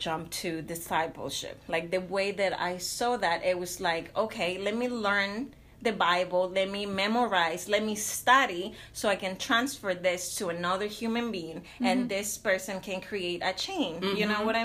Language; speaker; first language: English; non-native, fluent; Spanish